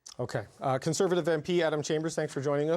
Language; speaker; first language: English; native; English